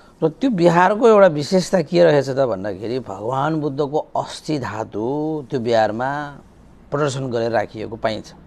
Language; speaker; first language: Nepali; native; Nepali